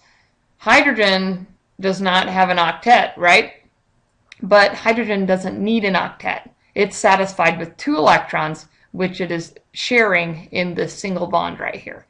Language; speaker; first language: English; native; English